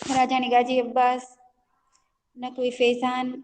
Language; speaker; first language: Hindi; non-native, local second language; Gujarati